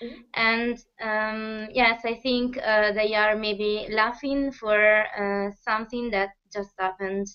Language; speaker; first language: English; non-native, fluent; Italian